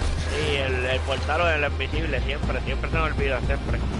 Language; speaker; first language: Spanish; early bilingual, heritage; Spanish